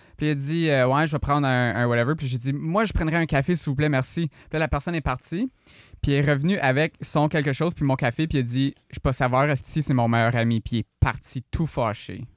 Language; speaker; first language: French; native; French